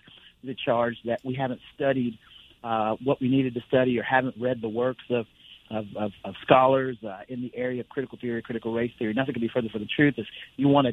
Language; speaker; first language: English; native; English